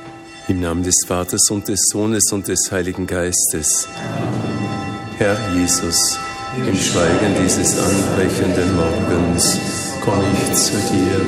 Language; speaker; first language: German; native; German